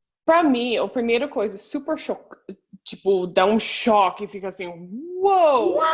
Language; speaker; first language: Portuguese; non-native, fluent; English